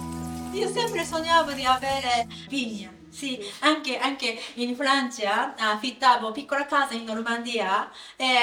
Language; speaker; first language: Italian; non-native, learner; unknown